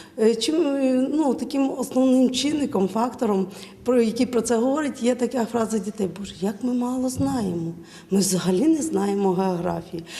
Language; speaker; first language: Ukrainian; native; Ukrainian